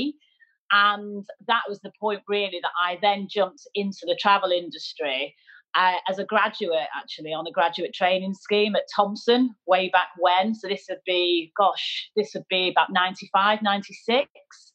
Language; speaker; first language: English; native; English